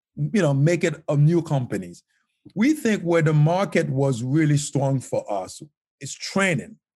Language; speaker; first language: English; non-native, fluent; Haitian Creole